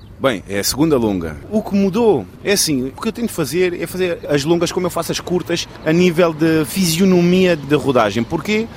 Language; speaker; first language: Portuguese; early bilingual, heritage; Portuguese